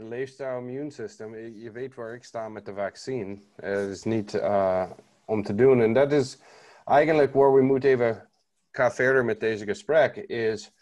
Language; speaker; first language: Dutch; non-native, learner; English